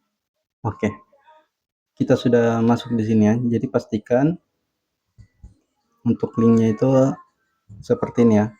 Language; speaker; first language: Indonesian; native; Indonesian